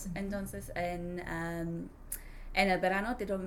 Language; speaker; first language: Spanish; non-native, learner; English